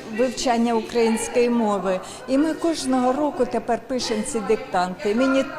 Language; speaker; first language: Ukrainian; non-native, local second language; Russian